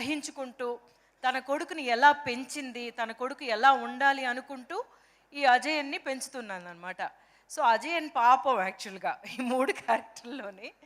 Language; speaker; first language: Telugu; native; Telugu